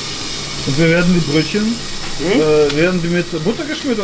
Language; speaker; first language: German; native; German